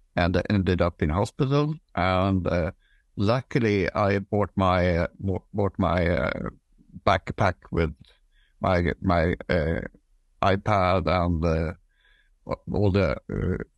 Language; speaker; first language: English; non-native, fluent; Swedish